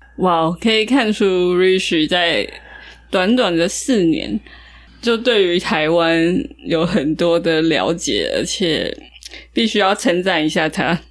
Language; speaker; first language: Chinese; native; Chinese